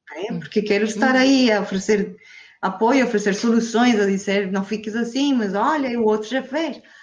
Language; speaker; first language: Portuguese; non-native, fluent; Spanish